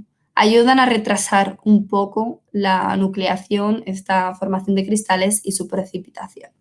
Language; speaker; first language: Spanish; native; Spanish